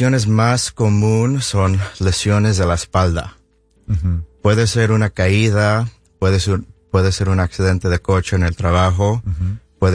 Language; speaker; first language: Spanish; early bilingual, heritage; Spanish